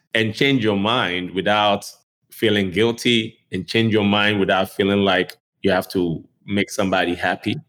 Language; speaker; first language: English; non-native, local second language; Akan